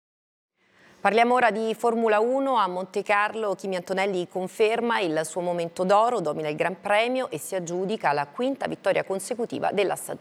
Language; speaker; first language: Italian; native; Italian